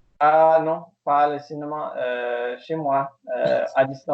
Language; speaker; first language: French; non-native, learner; English